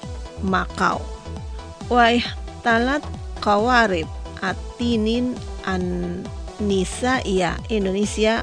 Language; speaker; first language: Arabic; non-native, fluent; Indonesian